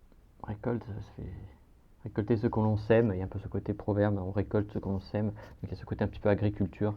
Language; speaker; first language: French; native; French